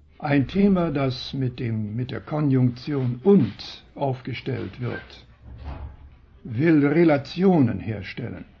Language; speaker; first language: German; early bilingual, heritage; German